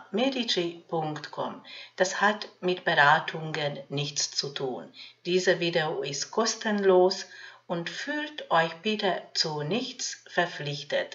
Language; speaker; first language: German; non-native, fluent; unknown